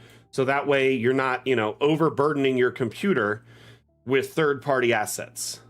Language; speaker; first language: English; native; English